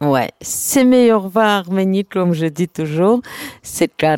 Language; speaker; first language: French; non-native, learner; Armenian